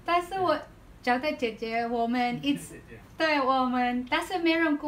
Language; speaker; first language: Chinese; non-native, learner; Filipino